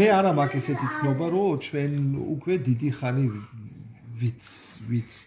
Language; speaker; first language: Georgian; non-native, learner; German